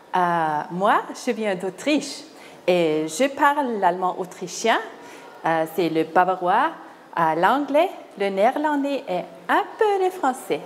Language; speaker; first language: French; non-native, fluent; German